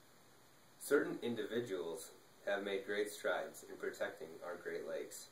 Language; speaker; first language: English; native; English